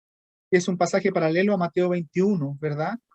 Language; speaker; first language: Spanish; native; Spanish